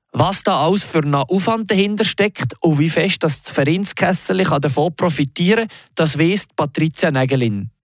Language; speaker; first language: German; native; German